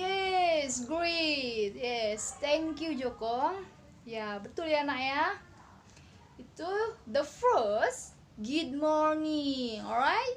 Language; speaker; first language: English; non-native, learner; Indonesian